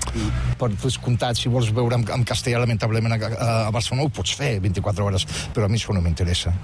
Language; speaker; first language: Catalan; non-native, fluent; Riffian